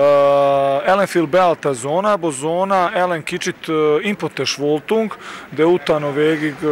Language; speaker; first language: Hungarian; non-native, learner; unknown